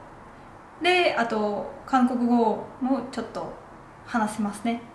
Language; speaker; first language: Japanese; non-native, fluent; Russian